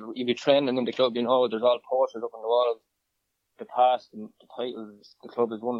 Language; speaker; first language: English; native; English